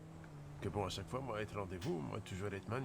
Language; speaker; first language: French; native; French